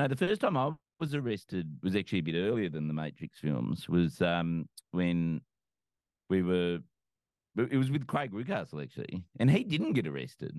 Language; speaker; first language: English; native; English